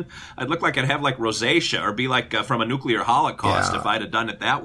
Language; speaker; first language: English; native; English